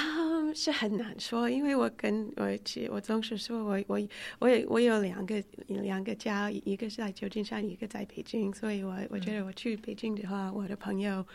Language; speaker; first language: Chinese; non-native, fluent; English